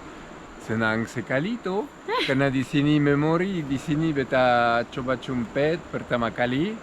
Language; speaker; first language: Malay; non-native, fluent; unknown